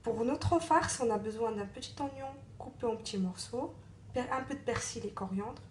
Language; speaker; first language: French; non-native, local second language; Arabic